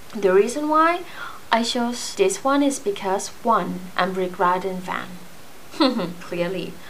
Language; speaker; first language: English; non-native, fluent; Thai